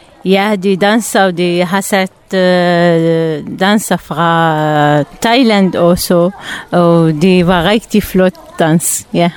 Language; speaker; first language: Danish; non-native, learner; Arabic